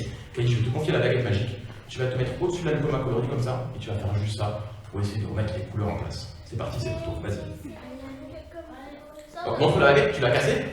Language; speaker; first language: French; native; French